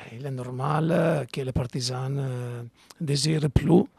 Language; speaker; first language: French; non-native, fluent; Italian